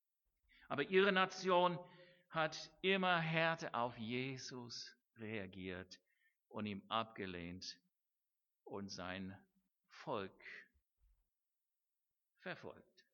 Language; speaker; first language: German; non-native, fluent; English